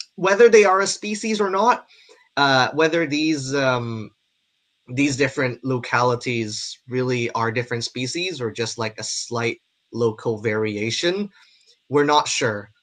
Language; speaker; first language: English; non-native, local second language; Cantonese